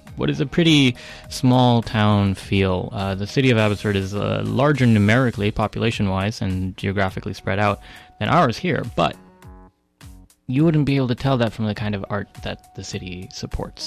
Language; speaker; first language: English; native; English